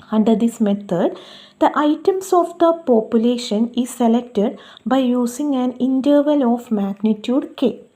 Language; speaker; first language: English; non-native, local second language; Malayalam